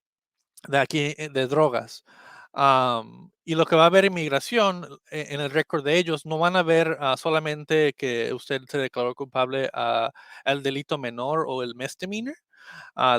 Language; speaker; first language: Spanish; early bilingual, heritage; Spanish